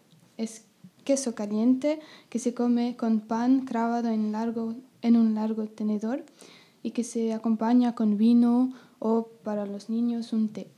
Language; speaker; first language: Spanish; non-native, learner; French